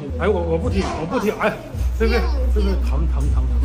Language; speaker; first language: Chinese; native; Chinese